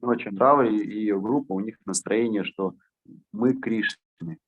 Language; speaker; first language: Russian; native; Russian